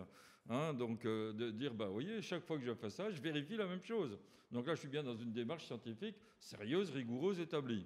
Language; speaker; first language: French; native; French